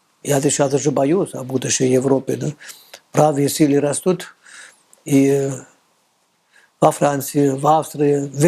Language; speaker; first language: Russian; non-native, fluent; German